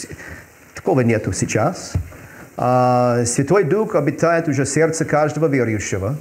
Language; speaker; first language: Russian; non-native, fluent; English